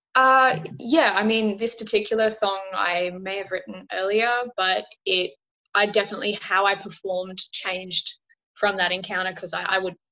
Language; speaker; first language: English; native; English